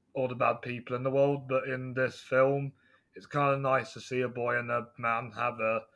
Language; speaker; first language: English; native; English